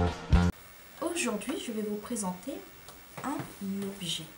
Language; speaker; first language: French; native; French